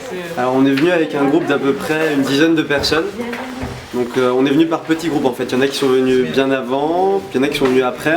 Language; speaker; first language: French; non-native, local second language; Gujarati